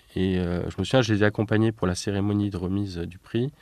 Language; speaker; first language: French; native; French